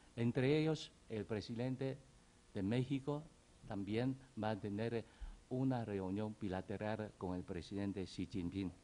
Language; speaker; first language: Spanish; non-native, fluent; Chinese